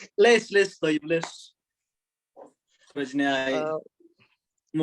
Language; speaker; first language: Arabic; non-native, fluent; Indonesian